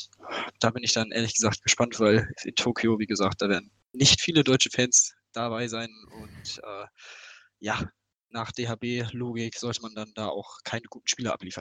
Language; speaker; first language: German; native; German